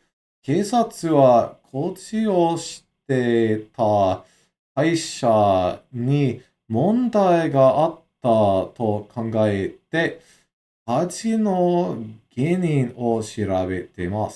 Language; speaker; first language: Japanese; non-native, learner; English